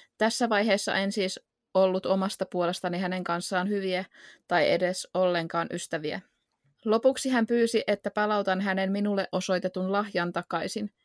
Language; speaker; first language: Finnish; native; Finnish